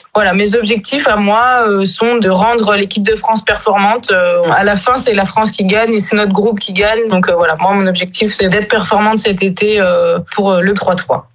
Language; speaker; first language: French; native; French